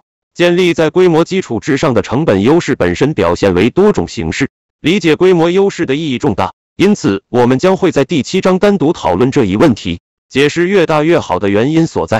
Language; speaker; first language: Chinese; native; Chinese